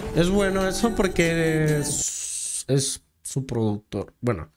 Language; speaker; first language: Spanish; native; Spanish